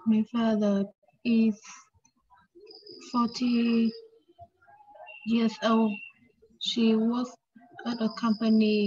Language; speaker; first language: English; non-native, learner; Vietnamese